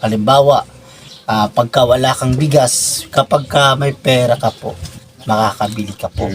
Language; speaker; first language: Filipino; non-native, local second language; Cebuano